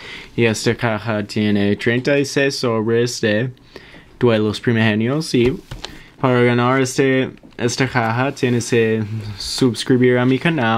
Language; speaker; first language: Spanish; non-native, learner; English